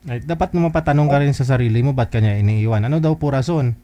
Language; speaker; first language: Filipino; native; Filipino